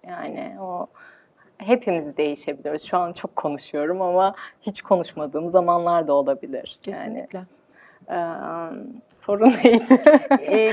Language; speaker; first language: Turkish; early bilingual, heritage; Turkish